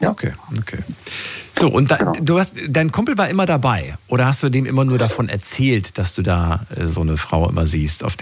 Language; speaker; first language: German; native; German